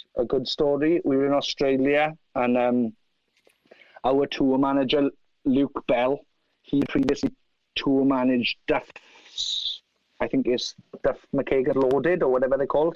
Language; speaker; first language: English; native; English